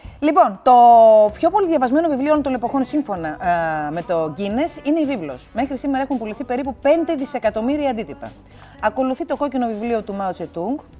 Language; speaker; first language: Greek; native; Greek